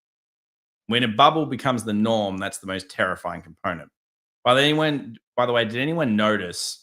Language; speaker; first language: English; native; English